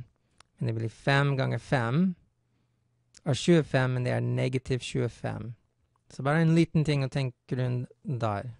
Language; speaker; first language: Norwegian; non-native, fluent; English